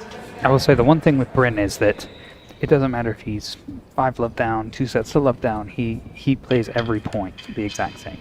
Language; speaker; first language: English; native; English